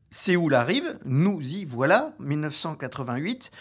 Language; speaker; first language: French; native; French